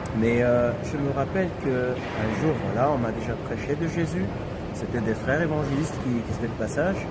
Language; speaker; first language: French; non-native, local second language; Kabyle